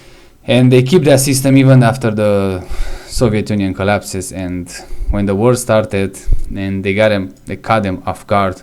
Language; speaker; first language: English; non-native, fluent; Romanian